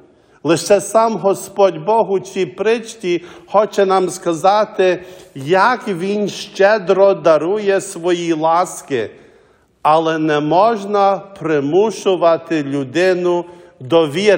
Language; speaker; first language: Ukrainian; early bilingual, heritage; Ukrainian